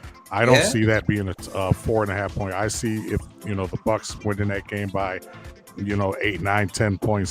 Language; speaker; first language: English; native; English